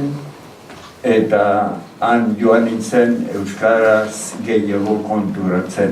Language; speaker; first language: Basque; native; Basque